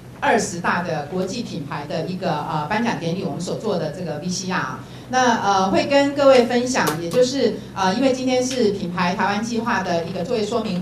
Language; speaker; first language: Chinese; native; Chinese